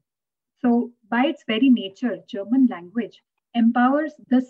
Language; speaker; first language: English; non-native, local second language; Gujarati